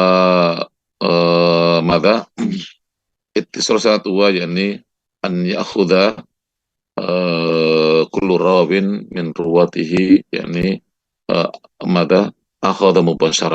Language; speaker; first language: Arabic; non-native, fluent; Indonesian